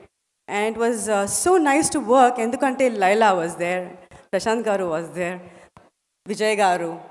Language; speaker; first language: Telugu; non-native, fluent; Tamil